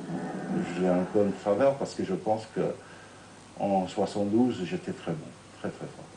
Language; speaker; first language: French; non-native, fluent; Italian